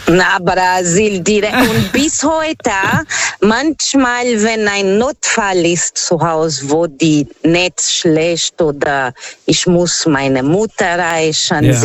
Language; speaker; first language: German; non-native, learner; Portuguese